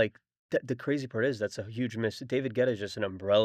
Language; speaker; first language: English; native; English